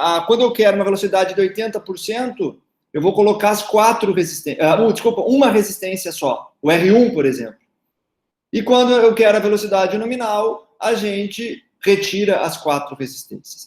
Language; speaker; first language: Portuguese; native; Portuguese